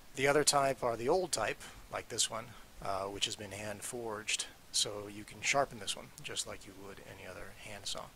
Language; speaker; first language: English; native; English